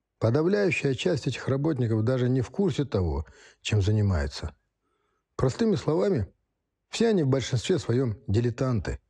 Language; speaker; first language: Russian; non-native, local second language; Kazakh